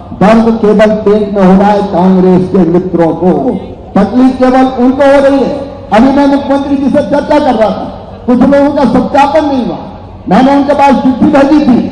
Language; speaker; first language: Hindi; native; Hindi